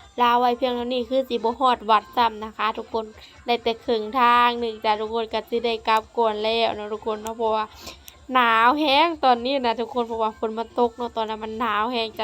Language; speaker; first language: Thai; non-native, local second language; Lao